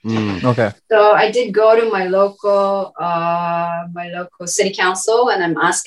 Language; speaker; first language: English; native; English